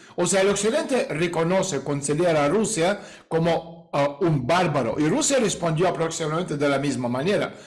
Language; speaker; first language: Spanish; non-native, fluent; Russian